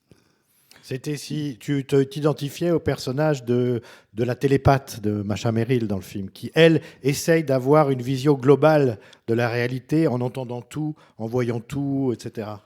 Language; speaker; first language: French; native; French